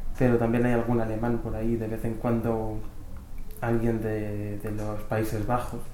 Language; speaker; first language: Spanish; native; Spanish